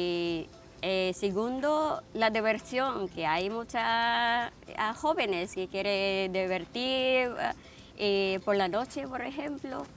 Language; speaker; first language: Spanish; non-native, fluent; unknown